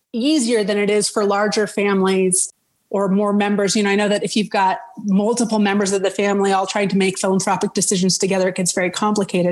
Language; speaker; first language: English; native; English